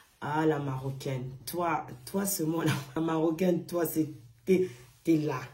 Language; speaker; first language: French; non-native, local second language; Arabic